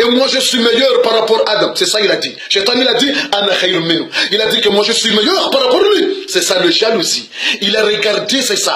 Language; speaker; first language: French; non-native, learner; Comorian